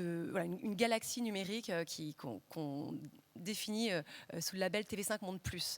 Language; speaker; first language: French; native; French